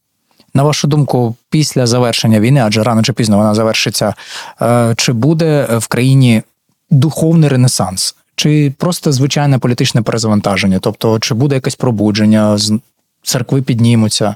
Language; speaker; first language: Ukrainian; native; Ukrainian